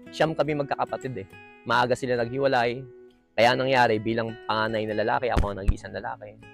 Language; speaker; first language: Filipino; native; Filipino